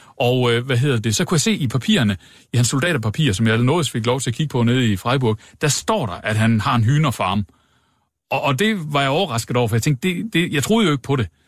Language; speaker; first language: Danish; native; Danish